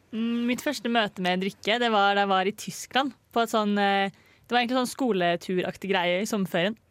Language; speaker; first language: Norwegian; native; Norwegian